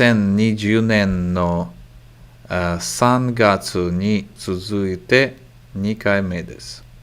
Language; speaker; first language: Japanese; non-native, learner; English